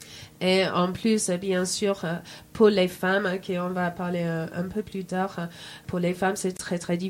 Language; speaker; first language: French; non-native, fluent; English